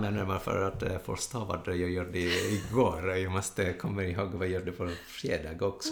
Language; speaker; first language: Swedish; non-native, learner; Italian